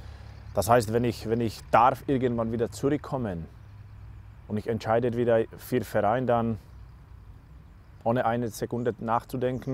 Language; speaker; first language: German; non-native, learner; Slovak